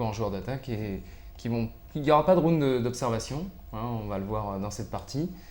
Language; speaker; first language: French; native; French